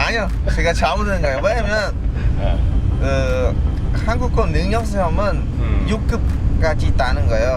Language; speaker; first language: Korean; non-native, learner; Khmer